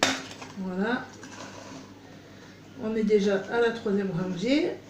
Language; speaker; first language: French; native; French